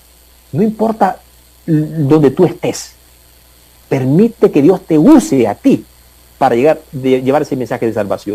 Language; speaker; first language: Spanish; native; Spanish